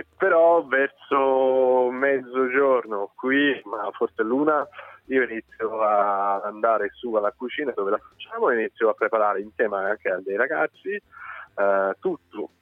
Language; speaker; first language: Italian; non-native, fluent; English